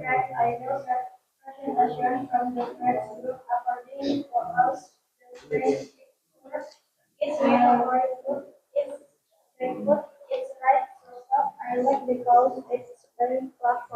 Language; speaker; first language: English; non-native, learner; Indonesian